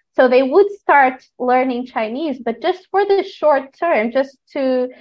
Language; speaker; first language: English; non-native, fluent; Portuguese